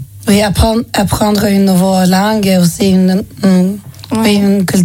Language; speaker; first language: French; non-native, learner; Swedish